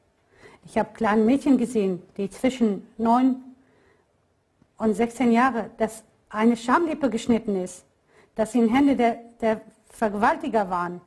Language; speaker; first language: German; non-native, fluent; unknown